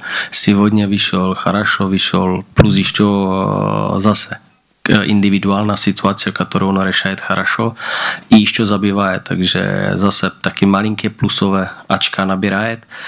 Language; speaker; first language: Russian; non-native, learner; Slovak